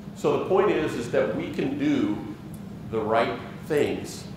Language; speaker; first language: English; native; English